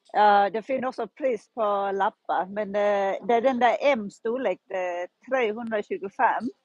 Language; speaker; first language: Swedish; non-native, learner; Thai